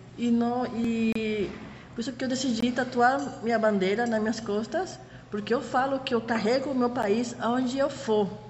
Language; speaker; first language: Portuguese; non-native, fluent; Spanish